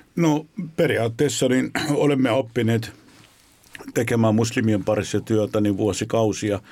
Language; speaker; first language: Finnish; non-native, fluent; Arabic